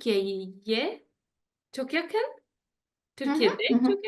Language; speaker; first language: Turkish; non-native, learner; German